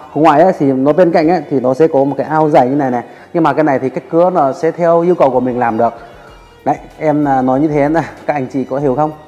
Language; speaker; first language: Vietnamese; non-native, fluent; Chinese